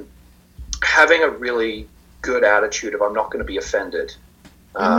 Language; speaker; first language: English; native; English